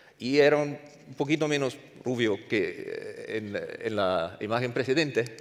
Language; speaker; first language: Spanish; non-native, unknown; Italian